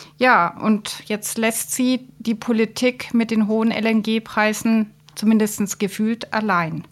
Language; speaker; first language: German; native; German